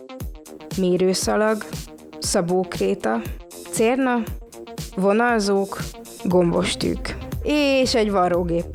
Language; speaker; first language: Hungarian; native; Hungarian